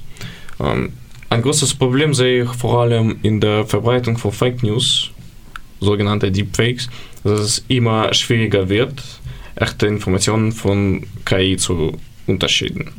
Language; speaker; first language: German; non-native, learner; Ukrainian